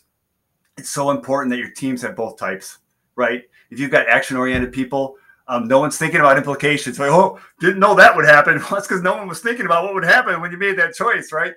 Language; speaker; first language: English; native; English